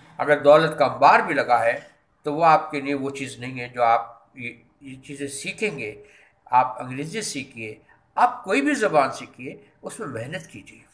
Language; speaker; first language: Urdu; native; Urdu